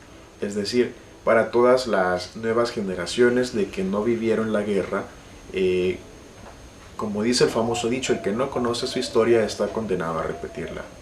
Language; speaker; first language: Spanish; native; Spanish